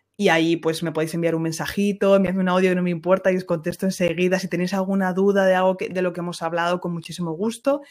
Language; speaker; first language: Spanish; native; Spanish